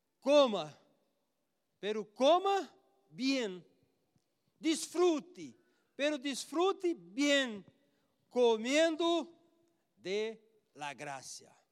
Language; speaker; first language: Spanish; non-native, learner; Portuguese